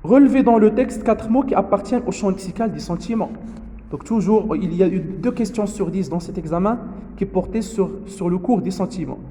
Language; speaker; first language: French; non-native, local second language; Arabic